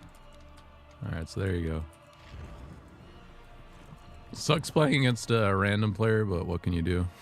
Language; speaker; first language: English; native; English